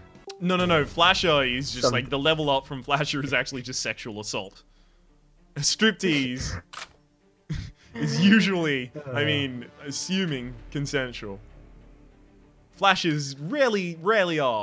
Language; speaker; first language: English; native; English